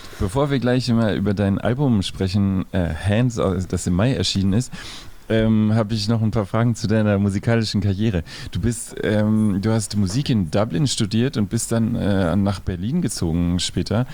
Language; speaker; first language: German; native; German